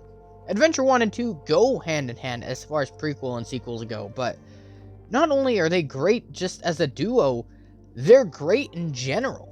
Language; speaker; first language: English; native; English